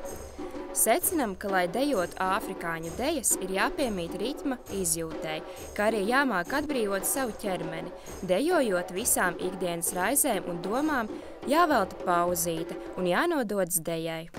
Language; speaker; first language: Latvian; native; Latvian